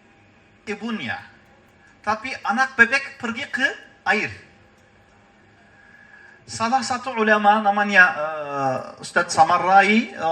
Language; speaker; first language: Indonesian; non-native, learner; Turkish